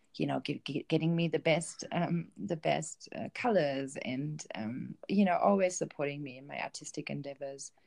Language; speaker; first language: English; non-native, fluent; German